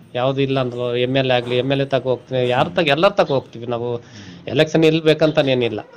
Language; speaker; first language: Kannada; non-native, local second language; Telugu